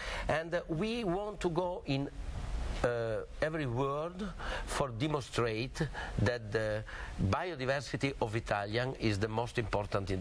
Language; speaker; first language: English; non-native, learner; Italian